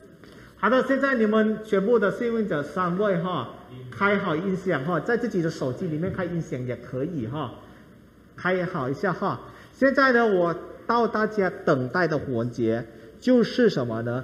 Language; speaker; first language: Chinese; non-native, fluent; Thai